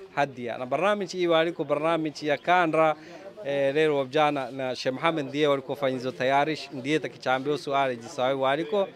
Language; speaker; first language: Swahili; native; Swahili